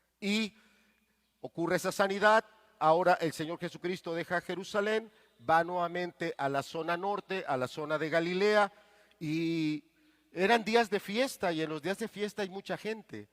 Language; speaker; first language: Spanish; native; Spanish